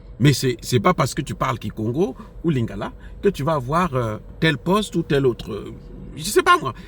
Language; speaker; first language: French; non-native, local second language; Lingala